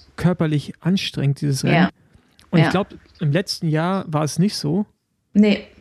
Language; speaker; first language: German; native; German